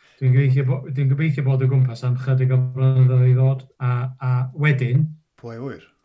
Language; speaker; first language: Welsh; non-native, local second language; English